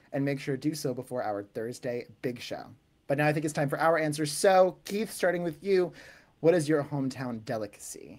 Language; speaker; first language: English; native; English